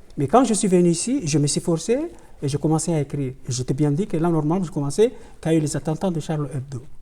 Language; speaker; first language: French; non-native, local second language; Ngazidja Comorian